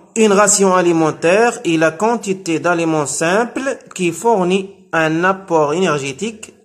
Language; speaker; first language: French; non-native, local second language; Arabic